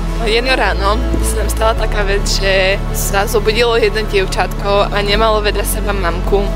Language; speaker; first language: Slovak; native; Slovak